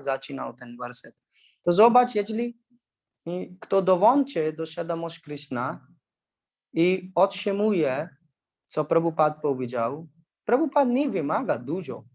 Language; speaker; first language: Polish; non-native, learner; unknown